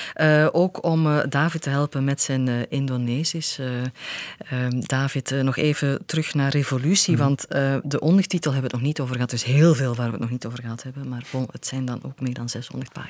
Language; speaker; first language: Dutch; native; Dutch